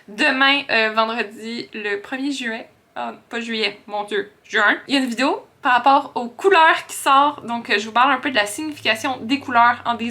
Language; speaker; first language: French; native; French